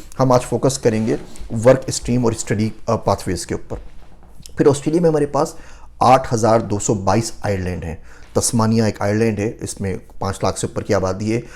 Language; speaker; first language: Urdu; native; Urdu